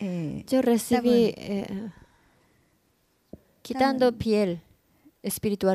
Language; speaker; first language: Spanish; non-native, learner; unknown